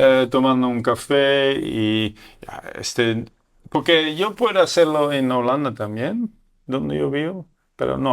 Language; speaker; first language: Spanish; non-native, learner; Dutch